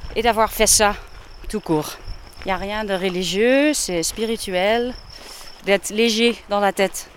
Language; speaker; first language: French; non-native, fluent; Dutch